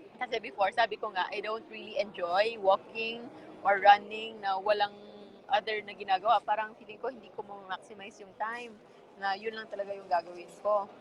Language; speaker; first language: Filipino; non-native, local second language; Hiligaynon